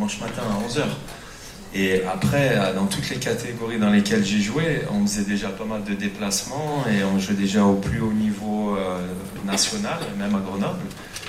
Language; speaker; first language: French; native; French